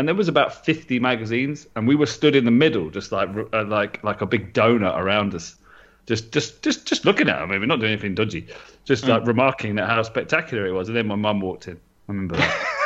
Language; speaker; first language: English; native; English